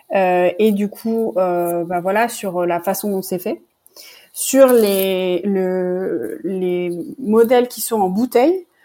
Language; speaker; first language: French; native; French